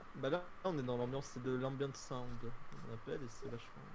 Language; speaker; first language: French; native; French